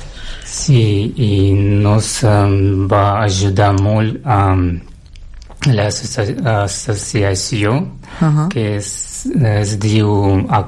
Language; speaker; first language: Catalan; non-native, learner; Russian